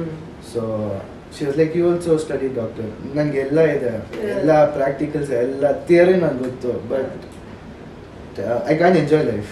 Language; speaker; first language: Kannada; early bilingual, heritage; Kannada